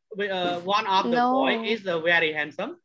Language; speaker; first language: English; non-native, fluent; Khmer